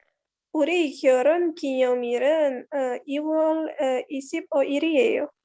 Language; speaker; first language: Korean; non-native, learner; Indonesian